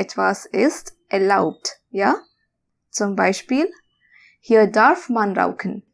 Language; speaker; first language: German; non-native, fluent; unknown